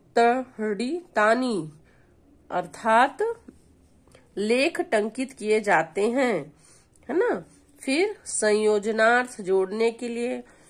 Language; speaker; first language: Hindi; native; Hindi